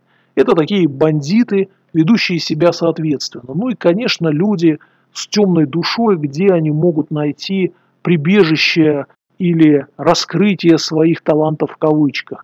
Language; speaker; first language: Russian; native; Russian